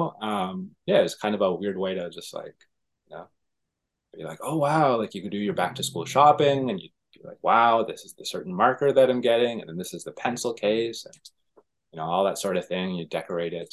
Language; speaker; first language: English; native; English